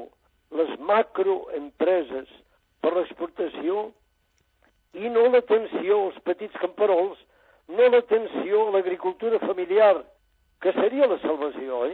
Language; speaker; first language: Catalan; native; Catalan